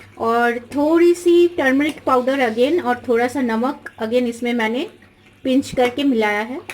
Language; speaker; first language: Hindi; non-native, local second language; Bangla